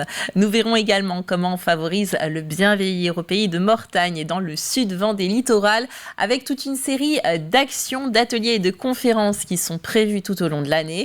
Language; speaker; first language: French; native; French